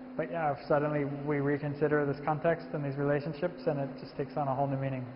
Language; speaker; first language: English; native; English